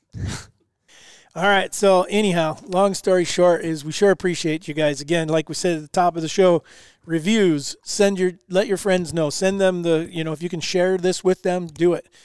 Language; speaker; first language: English; native; English